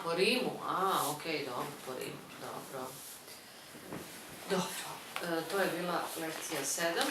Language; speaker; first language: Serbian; non-native, fluent; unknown